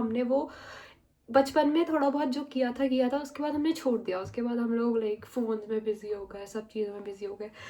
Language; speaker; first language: Hindi; non-native, local second language; Marathi